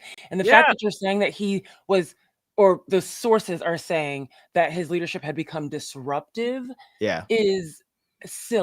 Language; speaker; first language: English; native; English